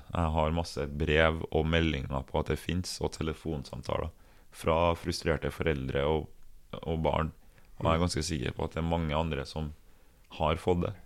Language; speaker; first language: Norwegian; early bilingual, other home language; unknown